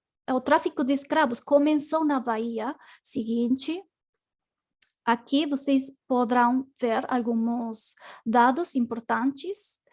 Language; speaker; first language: Portuguese; non-native, learner; Spanish